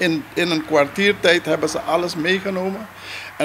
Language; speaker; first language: Dutch; non-native, local second language; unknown